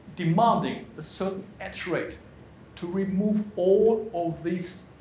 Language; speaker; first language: English; non-native, fluent; German